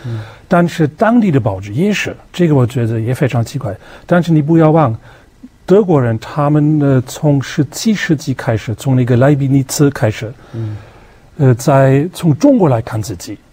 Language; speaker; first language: Chinese; non-native, fluent; German